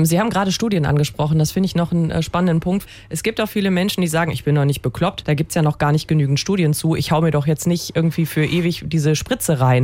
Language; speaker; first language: German; native; German